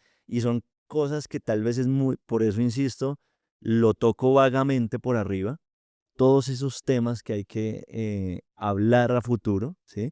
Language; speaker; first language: Spanish; native; Spanish